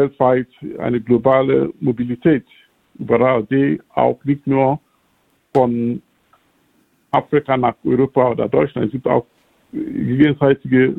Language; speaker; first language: German; non-native, fluent; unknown